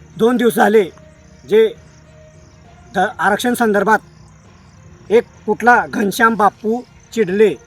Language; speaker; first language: Marathi; non-native, local second language; Bhili